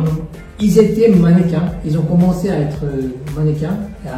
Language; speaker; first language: French; non-native, fluent; Korean